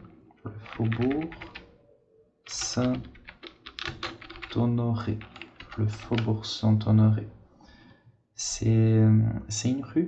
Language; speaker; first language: French; non-native, fluent; Portuguese